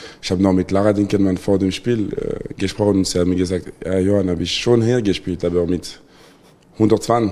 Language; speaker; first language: German; non-native, local second language; French